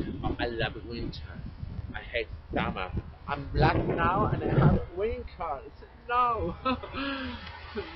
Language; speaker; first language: English; non-native, learner; Spanish